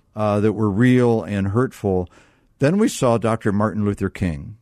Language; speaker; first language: English; native; English